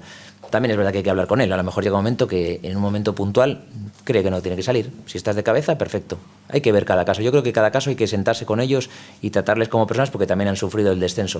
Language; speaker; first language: Spanish; native; Spanish